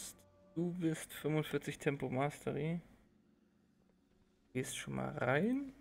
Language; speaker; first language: German; native; German